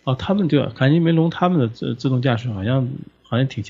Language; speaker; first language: Chinese; native; Chinese